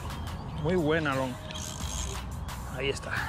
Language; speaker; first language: Spanish; native; Spanish